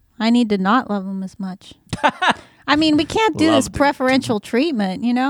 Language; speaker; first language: English; native; English